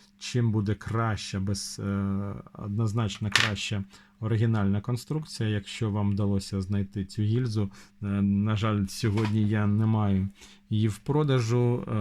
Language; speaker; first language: Ukrainian; non-native, local second language; Russian